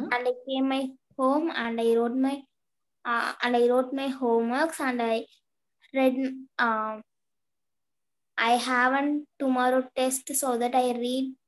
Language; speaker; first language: English; non-native, learner; Tamil